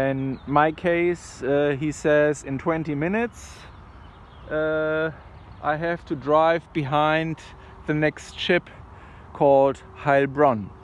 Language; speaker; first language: English; non-native, fluent; German